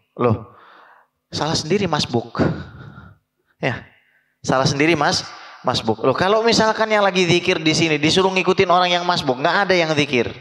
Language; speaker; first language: Indonesian; native; Indonesian